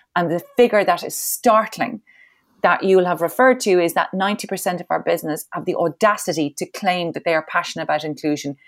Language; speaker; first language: English; native; English